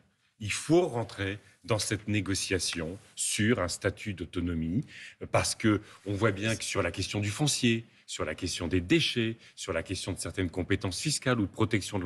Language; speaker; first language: French; native; French